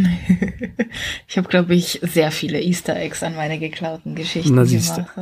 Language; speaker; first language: German; non-native, fluent; Czech